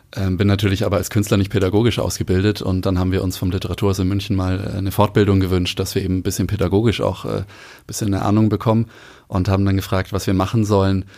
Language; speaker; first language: German; native; German